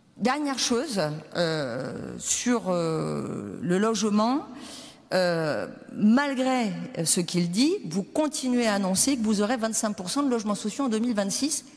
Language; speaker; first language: French; native; French